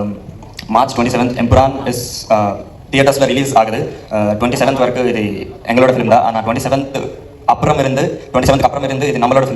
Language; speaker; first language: Tamil; non-native, learner; Malayalam